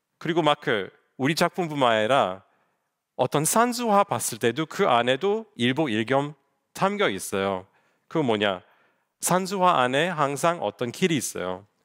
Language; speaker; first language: Korean; non-native, fluent; English